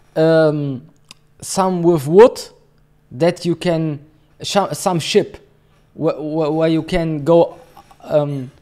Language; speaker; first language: English; non-native, learner; German